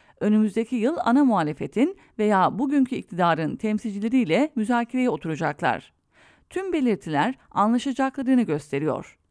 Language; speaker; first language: Turkish; native; Turkish